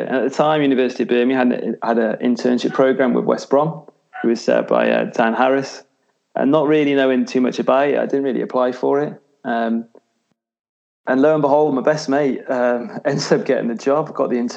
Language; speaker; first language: English; native; English